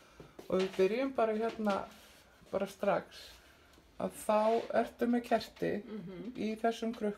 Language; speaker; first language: Icelandic; native; Icelandic